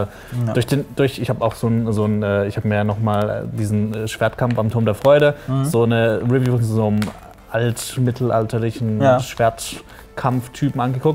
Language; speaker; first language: German; native; German